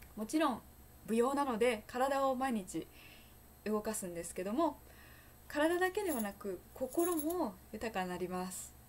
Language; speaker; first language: Japanese; native; Japanese